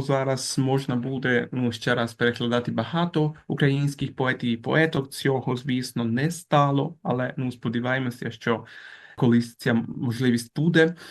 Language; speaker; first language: Ukrainian; non-native, fluent; Italian